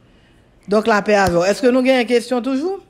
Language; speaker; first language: French; non-native, local second language; Haitian Creole